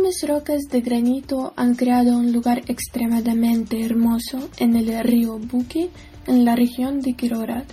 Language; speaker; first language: Spanish; non-native, learner; Ukrainian